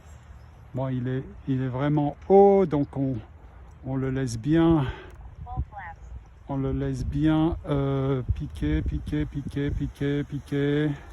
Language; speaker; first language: French; native; French